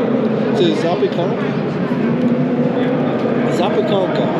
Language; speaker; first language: Ukrainian; non-native, learner; English